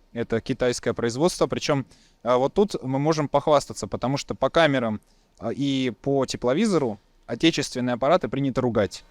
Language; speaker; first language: Russian; native; Russian